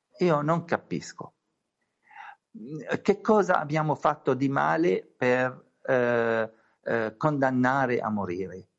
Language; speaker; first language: Italian; non-native, learner; Arabic